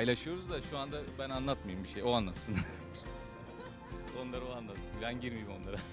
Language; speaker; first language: Turkish; native; Turkish